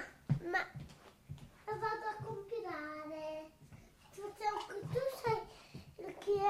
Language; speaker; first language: Italian; early bilingual, heritage; Italian